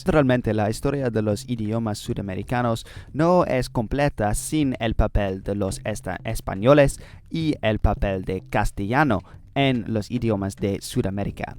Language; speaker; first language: Spanish; non-native, learner; English